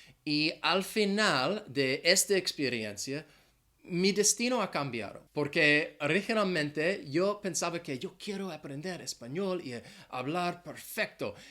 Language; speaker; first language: Spanish; non-native, fluent; English